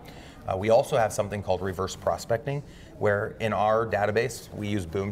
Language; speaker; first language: English; native; English